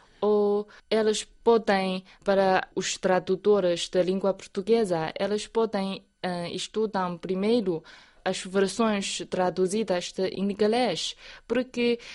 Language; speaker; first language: Portuguese; non-native, fluent; Chinese